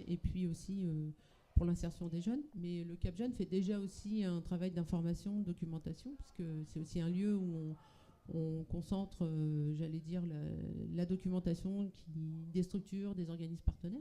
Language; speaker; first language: French; native; French